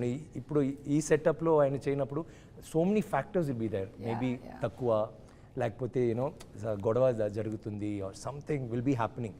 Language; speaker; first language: Telugu; non-native, learner; Tamil